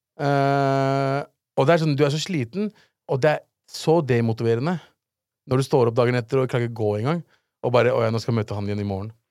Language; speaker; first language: Norwegian; early bilingual, other home language; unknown